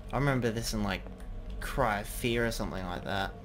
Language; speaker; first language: English; native; English